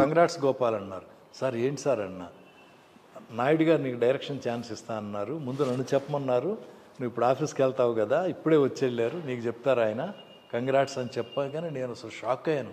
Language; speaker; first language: Telugu; native; Telugu